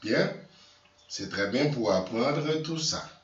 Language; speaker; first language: French; non-native, local second language; Haitian Creole